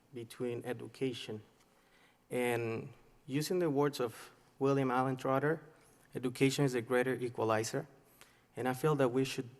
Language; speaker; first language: English; non-native, fluent; Spanish